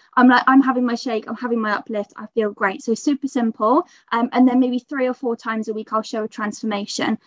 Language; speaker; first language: English; native; English